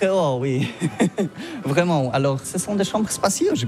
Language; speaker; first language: French; non-native, learner; Polish